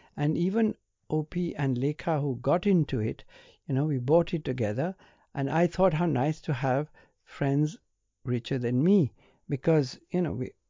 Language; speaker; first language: English; non-native, local second language; Punjabi